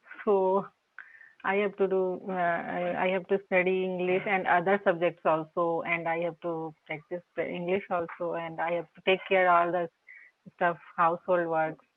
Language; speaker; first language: English; non-native, local second language; Hindi